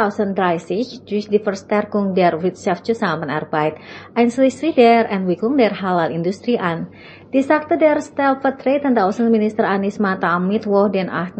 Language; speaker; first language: German; non-native, learner; Indonesian